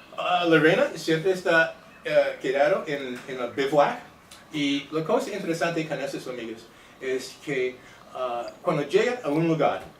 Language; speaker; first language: Spanish; non-native, fluent; English